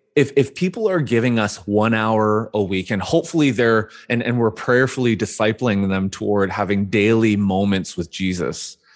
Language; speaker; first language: English; native; English